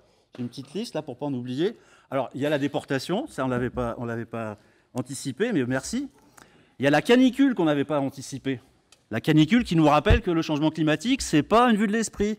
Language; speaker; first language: French; native; French